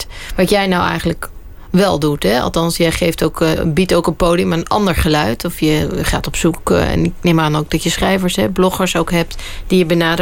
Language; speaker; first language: Dutch; native; Dutch